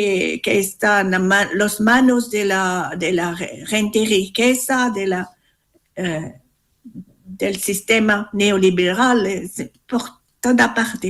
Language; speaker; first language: Spanish; non-native, learner; French